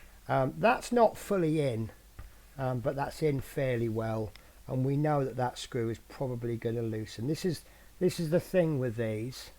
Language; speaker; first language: English; native; English